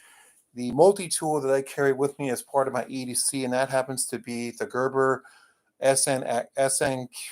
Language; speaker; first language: English; native; English